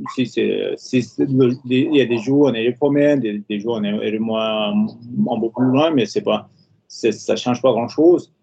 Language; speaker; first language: French; non-native, fluent; Nepali